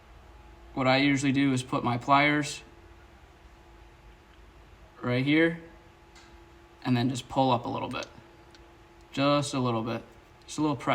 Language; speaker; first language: English; native; English